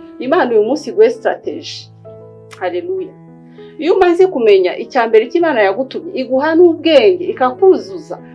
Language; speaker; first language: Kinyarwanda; early bilingual, heritage; Kinyarwanda